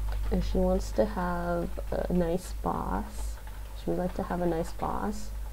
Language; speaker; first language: English; native; English